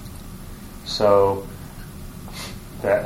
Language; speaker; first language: English; native; English